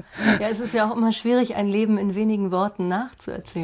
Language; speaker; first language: German; native; German